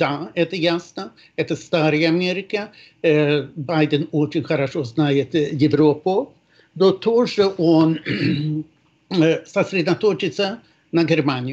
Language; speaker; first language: Russian; non-native, fluent; Swedish